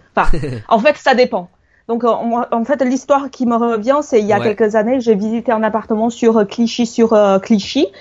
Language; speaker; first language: French; non-native, fluent; Chinese